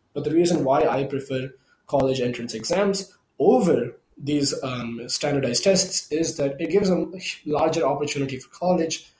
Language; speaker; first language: English; non-native, local second language; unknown